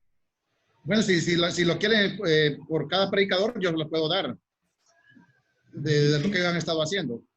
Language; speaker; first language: Spanish; native; Spanish